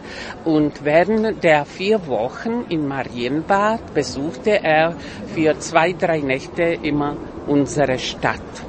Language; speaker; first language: German; non-native, fluent; Czech